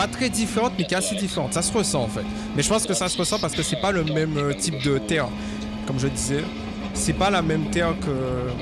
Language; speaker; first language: French; native; French